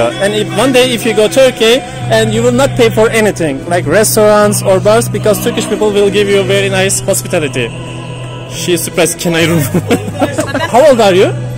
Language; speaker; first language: English; non-native, learner; Turkish